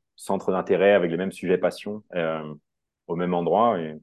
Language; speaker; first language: French; native; French